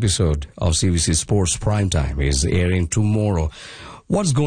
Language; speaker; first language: English; non-native, local second language; Bangla